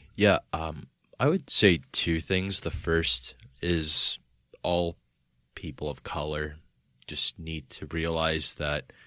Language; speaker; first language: English; early bilingual, other home language; Spanish